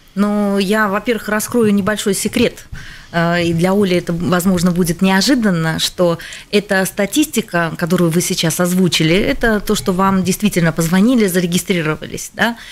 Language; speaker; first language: Russian; non-native, local second language; Latvian